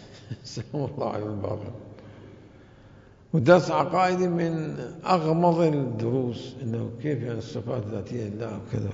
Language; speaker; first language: Arabic; native; Arabic